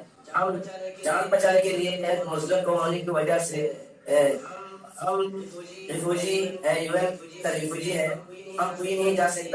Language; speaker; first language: Hindi; non-native, learner; Rohingya